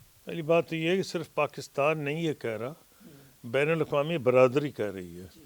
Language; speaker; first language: Urdu; native; Urdu